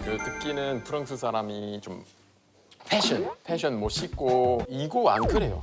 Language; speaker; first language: Korean; non-native, fluent; French